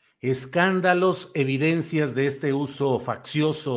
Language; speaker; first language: Spanish; native; Spanish